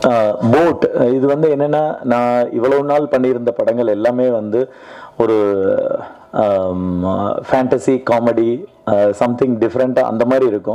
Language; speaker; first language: Tamil; native; Tamil